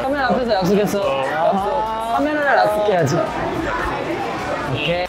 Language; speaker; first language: Korean; native; Korean